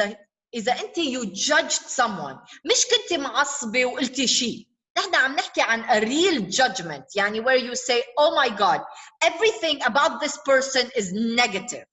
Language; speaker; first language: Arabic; native; Arabic